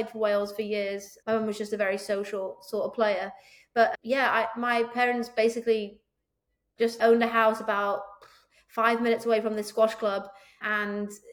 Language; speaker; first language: English; native; English